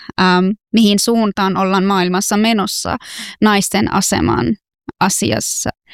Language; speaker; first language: Finnish; non-native, fluent; Persian